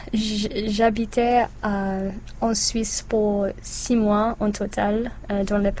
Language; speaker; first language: French; non-native, learner; English